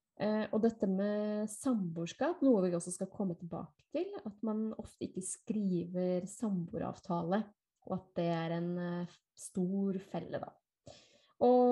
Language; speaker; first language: Norwegian; non-native, fluent; Spanish